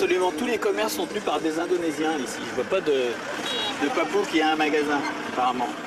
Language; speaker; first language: French; native; French